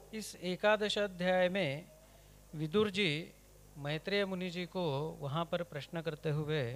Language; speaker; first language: Hindi; non-native, local second language; Kannada